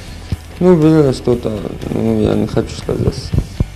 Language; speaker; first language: Russian; non-native, learner; Georgian